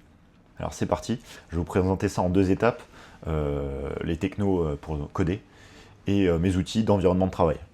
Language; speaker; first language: French; native; French